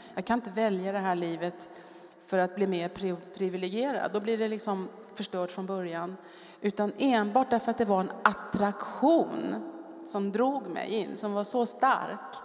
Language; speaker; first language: Swedish; native; Swedish